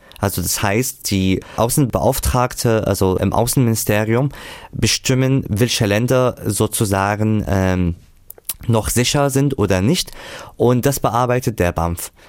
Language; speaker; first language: German; non-native, fluent; Arabic